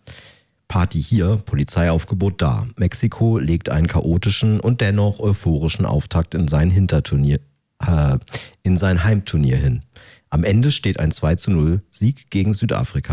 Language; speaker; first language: German; native; German